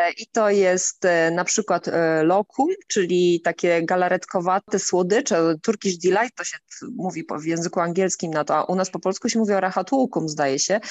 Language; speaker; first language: Polish; native; Polish